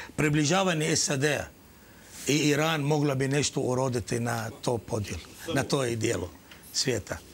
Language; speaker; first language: Croatian; non-native, fluent; Arabic